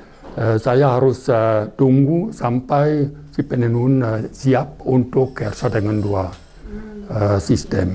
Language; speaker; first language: Indonesian; non-native, learner; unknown